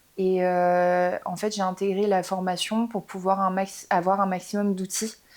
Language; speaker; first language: French; native; French